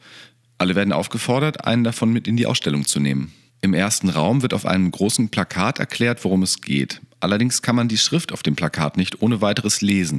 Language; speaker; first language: German; native; German